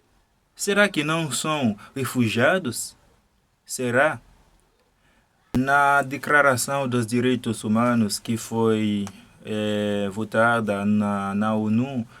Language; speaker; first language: Portuguese; non-native, fluent; Haitian Creole